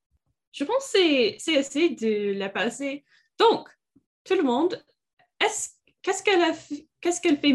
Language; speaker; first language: French; non-native, learner; English